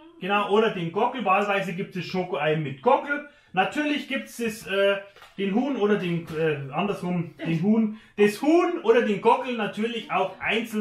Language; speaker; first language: German; native; German